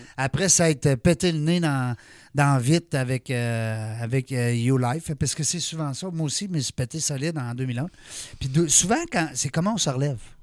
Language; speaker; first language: French; native; French